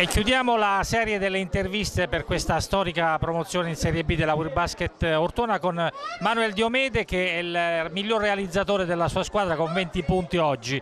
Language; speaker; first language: Italian; native; Italian